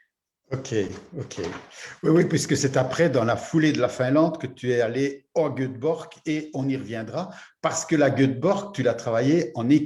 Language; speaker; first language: French; native; French